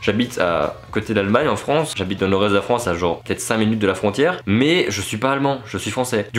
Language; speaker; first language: French; native; French